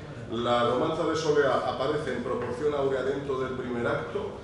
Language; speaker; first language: Spanish; native; Spanish